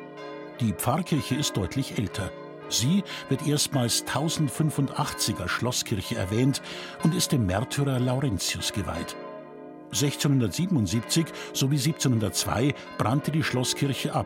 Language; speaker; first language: German; native; German